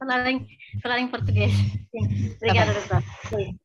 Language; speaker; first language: Portuguese; non-native, learner; Tetum